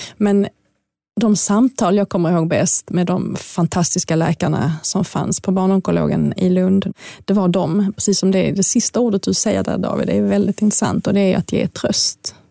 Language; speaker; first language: Swedish; native; Swedish